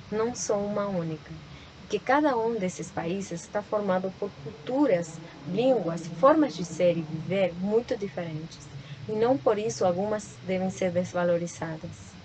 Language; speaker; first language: Portuguese; non-native, fluent; Spanish